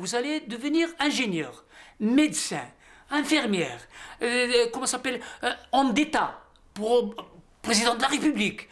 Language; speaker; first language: French; non-native, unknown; Riffian